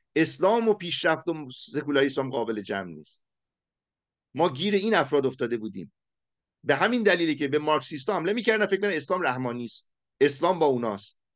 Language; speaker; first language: Persian; native; Persian